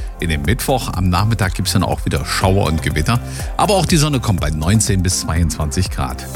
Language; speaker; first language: German; native; German